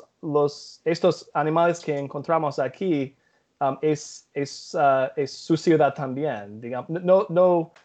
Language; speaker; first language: Spanish; non-native, learner; English